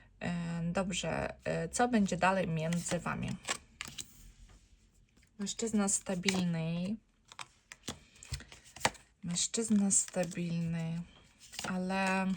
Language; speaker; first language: Polish; non-native, learner; Ukrainian